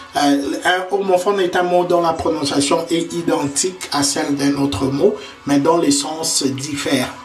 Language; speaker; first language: French; non-native, local second language; Lingala